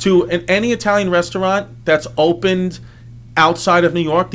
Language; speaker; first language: English; native; English